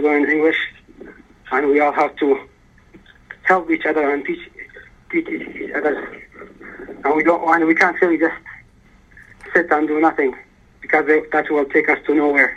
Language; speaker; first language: English; early bilingual, other home language; Arabic